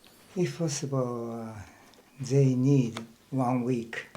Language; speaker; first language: English; non-native, learner; Japanese